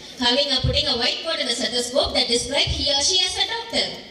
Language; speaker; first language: English; non-native, local second language; Tamil